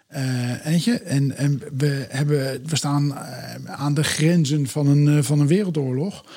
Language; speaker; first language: Dutch; native; Dutch